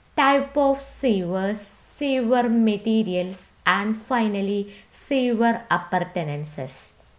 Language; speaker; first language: English; non-native, local second language; Malayalam